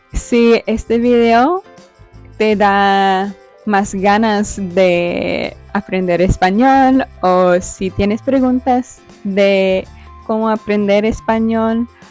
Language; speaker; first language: Spanish; non-native, fluent; English